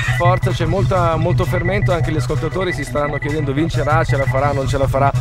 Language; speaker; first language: Italian; native; Italian